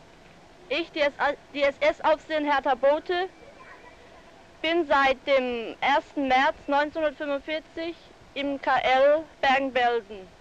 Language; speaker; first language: German; native; German